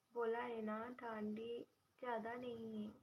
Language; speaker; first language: Hindi; non-native, local second language; Bangla